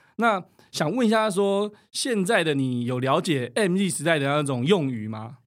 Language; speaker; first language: Chinese; native; Chinese